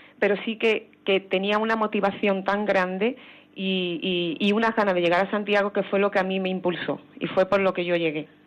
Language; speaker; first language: Spanish; native; Spanish